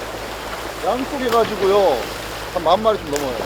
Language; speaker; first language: Korean; native; Korean